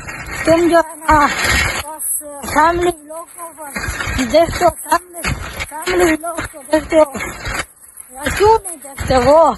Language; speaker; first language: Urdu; non-native, local second language; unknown